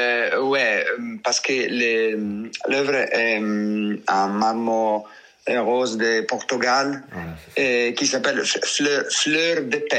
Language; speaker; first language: French; non-native, learner; Italian